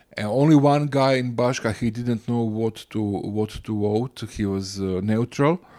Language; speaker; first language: English; non-native, fluent; Croatian